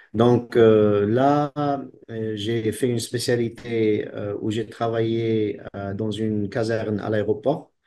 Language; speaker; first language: French; non-native, local second language; Arabic